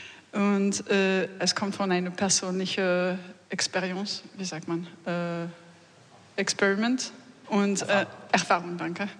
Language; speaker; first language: German; non-native, learner; French